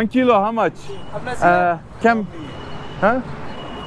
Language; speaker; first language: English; non-native, learner; Turkish